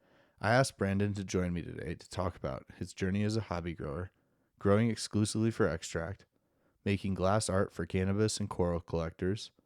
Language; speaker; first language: English; native; English